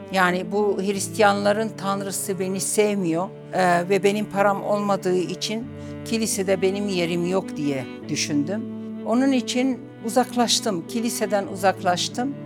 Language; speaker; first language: Turkish; non-native, local second language; Arabic